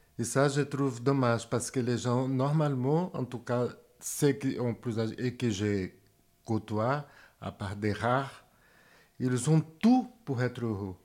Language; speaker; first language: French; non-native, fluent; Portuguese